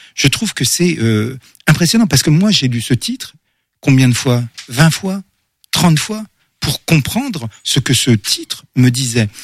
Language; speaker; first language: French; native; French